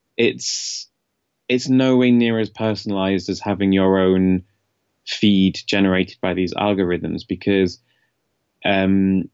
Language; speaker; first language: English; native; English